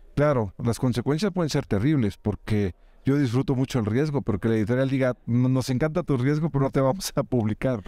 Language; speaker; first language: Spanish; native; Spanish